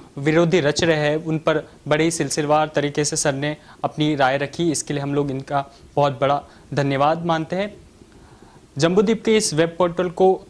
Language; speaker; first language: Hindi; non-native, local second language; Marathi